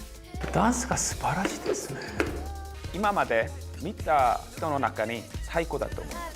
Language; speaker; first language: Japanese; non-native, learner; Korean